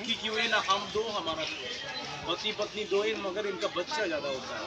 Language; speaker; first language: Hindi; non-native, local second language; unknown